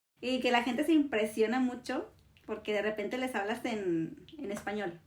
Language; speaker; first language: Spanish; native; Spanish